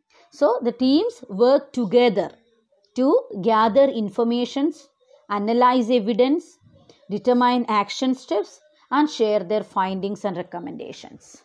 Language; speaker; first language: English; non-native, local second language; Malayalam